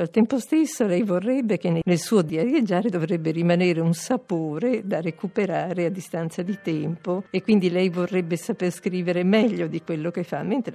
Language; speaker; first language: Italian; native; Italian